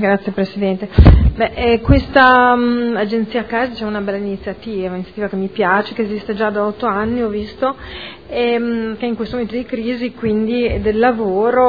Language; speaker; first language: Italian; native; Italian